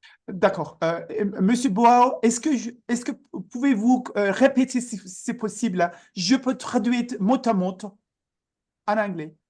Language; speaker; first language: French; non-native, learner; Turkish